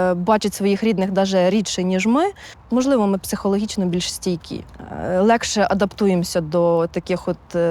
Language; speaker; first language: Ukrainian; native; Ukrainian